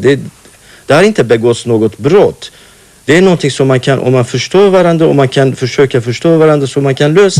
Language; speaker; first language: Swedish; non-native, fluent; Kurdish